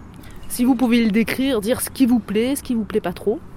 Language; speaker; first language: French; native; French